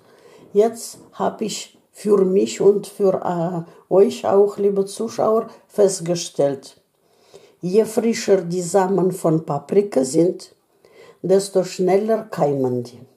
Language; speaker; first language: German; non-native, learner; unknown